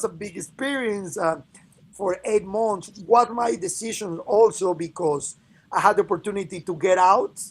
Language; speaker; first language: English; non-native, fluent; Spanish